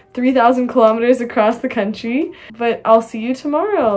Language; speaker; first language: English; native; English